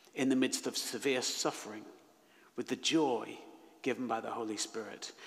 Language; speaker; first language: English; native; English